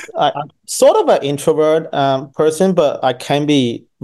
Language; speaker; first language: English; non-native, fluent; Chinese